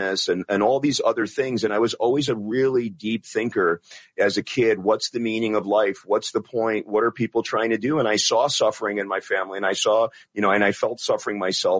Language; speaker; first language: English; non-native, local second language; Italian